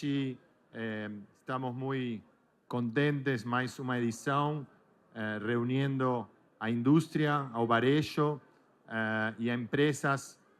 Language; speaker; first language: Portuguese; non-native, fluent; Spanish